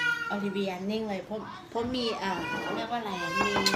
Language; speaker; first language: Thai; early bilingual, heritage; Thai